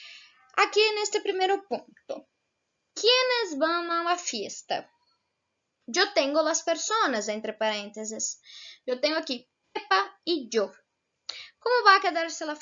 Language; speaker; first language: Spanish; non-native, fluent; Portuguese